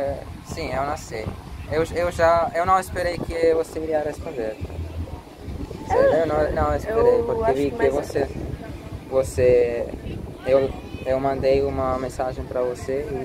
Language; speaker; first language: Portuguese; non-native, fluent; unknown